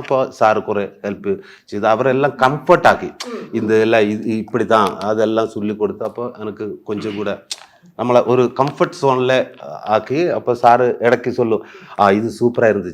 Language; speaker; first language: Tamil; non-native, learner; Malayalam